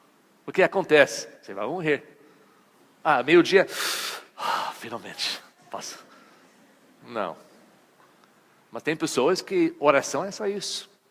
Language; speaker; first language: Portuguese; non-native, fluent; English